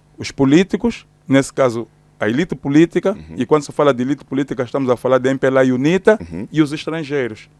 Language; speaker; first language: Portuguese; native; Portuguese